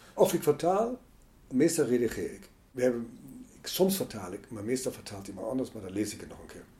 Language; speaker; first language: Dutch; non-native, fluent; German